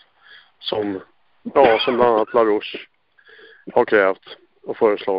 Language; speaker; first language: Swedish; native; Swedish